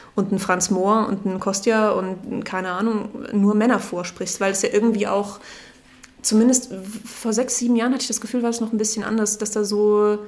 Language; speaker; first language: German; native; German